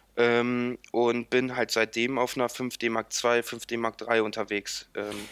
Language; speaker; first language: German; native; German